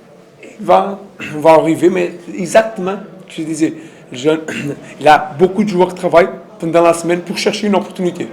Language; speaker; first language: French; non-native, learner; Portuguese